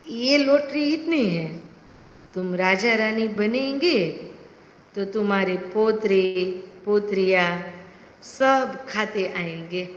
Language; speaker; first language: Hindi; non-native, local second language; Gujarati